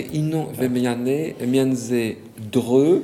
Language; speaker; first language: Polish; non-native, fluent; French